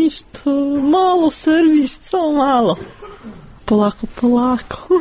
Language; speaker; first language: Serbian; non-native, learner; Albanian